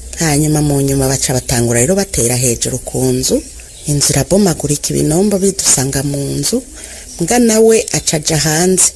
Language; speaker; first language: Rundi; early bilingual, other home language; Kinyarwanda